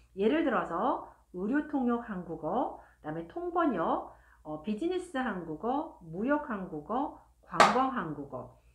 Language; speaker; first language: Korean; native; Korean